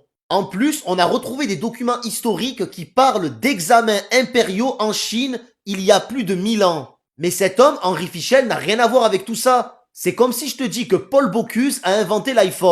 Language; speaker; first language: French; native; French